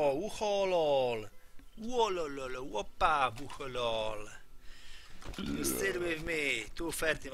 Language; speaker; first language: English; non-native, learner; Polish